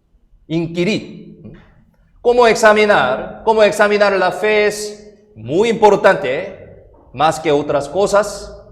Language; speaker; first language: Spanish; non-native, fluent; Korean